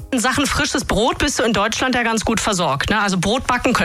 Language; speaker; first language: German; native; German